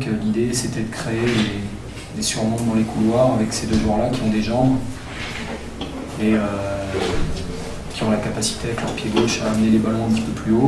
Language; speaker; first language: French; native; French